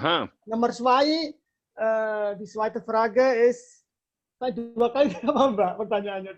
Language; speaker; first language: Indonesian; native; Indonesian